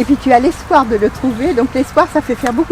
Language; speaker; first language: French; native; French